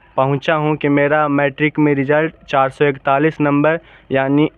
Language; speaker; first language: Hindi; native; Hindi